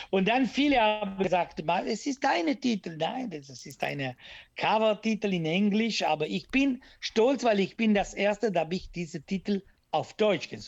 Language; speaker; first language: German; non-native, learner; Italian